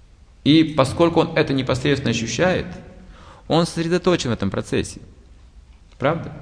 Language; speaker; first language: Russian; native; Russian